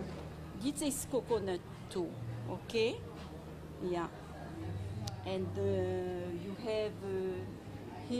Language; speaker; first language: English; non-native, learner; French